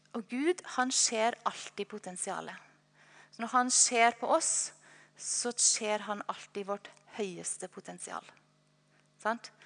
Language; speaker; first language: Norwegian; native; Norwegian